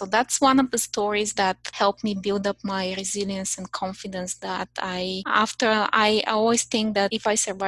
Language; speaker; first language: English; non-native, fluent; Bulgarian